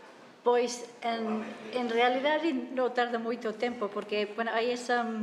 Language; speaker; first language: Galician; non-native, fluent; English